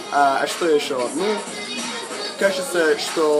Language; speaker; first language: Russian; non-native, fluent; English